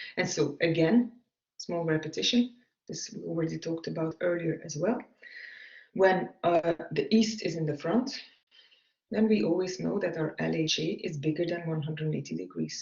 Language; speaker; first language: English; non-native, fluent; Dutch